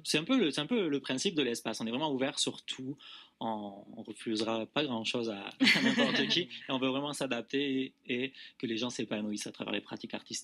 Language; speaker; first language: French; native; French